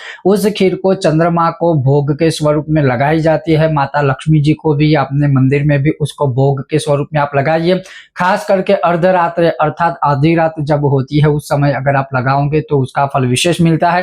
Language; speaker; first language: Hindi; native; Hindi